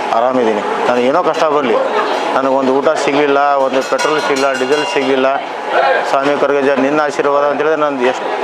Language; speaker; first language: Kannada; native; Kannada